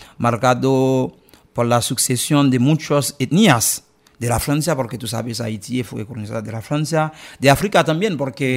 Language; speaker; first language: Spanish; non-native, learner; Haitian Creole